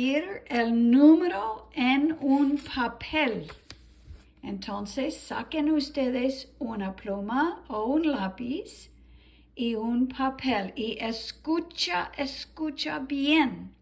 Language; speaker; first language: Spanish; non-native, fluent; English